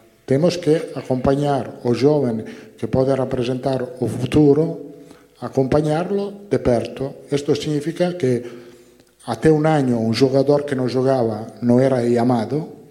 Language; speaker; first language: Portuguese; non-native, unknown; Italian